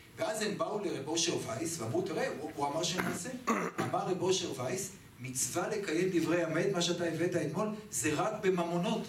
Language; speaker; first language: Hebrew; native; Hebrew